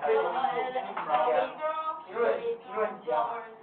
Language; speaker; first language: English; non-native, learner; Chinese